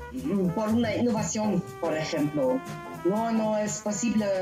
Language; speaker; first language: Spanish; non-native, learner; German